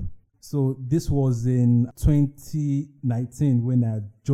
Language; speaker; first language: English; non-native, local second language; Yoruba